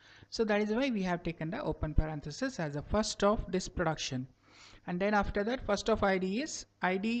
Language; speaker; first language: English; non-native, local second language; Kannada